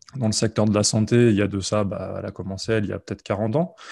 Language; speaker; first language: French; native; French